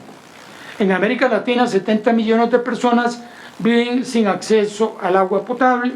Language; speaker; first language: Spanish; native; Spanish